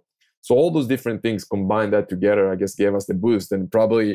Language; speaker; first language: English; non-native, fluent; Hebrew